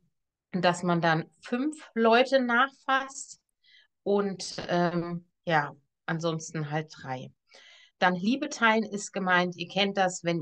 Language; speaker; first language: German; native; German